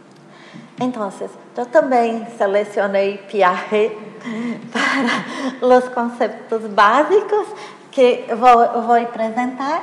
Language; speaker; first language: Spanish; non-native, fluent; Portuguese